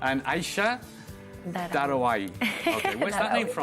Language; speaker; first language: English; native; English